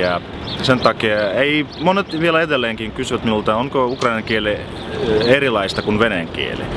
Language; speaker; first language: Finnish; non-native, fluent; Ukrainian